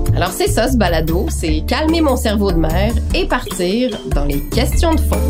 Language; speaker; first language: French; native; French